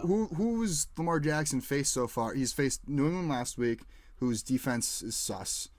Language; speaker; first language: English; native; English